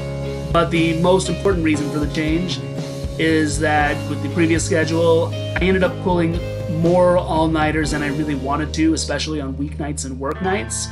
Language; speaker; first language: English; native; English